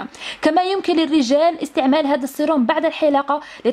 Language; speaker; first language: Arabic; native; Arabic